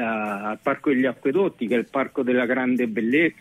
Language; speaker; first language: Italian; native; Italian